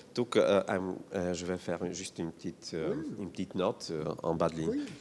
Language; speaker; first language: French; non-native, fluent; Bulgarian